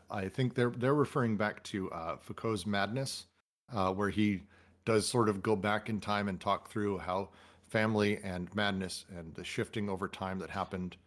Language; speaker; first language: English; native; English